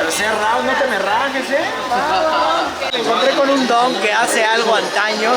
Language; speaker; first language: Spanish; native; Spanish